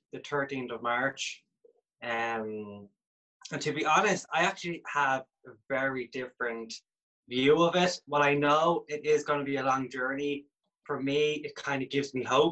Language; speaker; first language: English; native; English